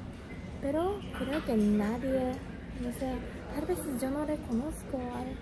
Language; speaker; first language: Spanish; non-native, fluent; Japanese